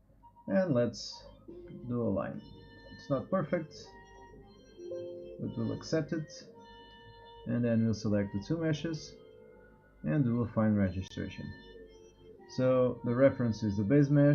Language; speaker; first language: English; non-native, fluent; Portuguese